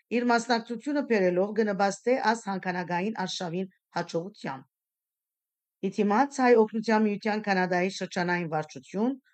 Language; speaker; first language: Armenian; early bilingual, heritage; Armenian